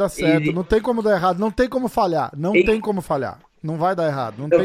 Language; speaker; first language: Portuguese; native; Portuguese